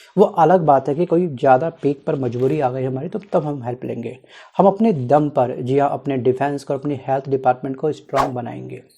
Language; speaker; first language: Hindi; native; Hindi